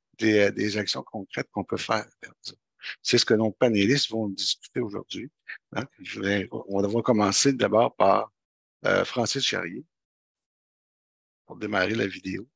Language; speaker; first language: French; native; French